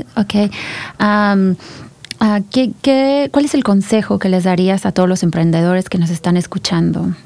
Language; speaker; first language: English; non-native, fluent; Spanish